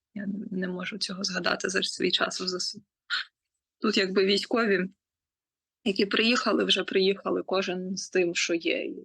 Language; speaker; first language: Ukrainian; native; Ukrainian